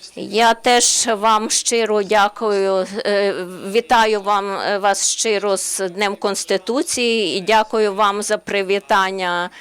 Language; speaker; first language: Ukrainian; non-native, learner; Slovenian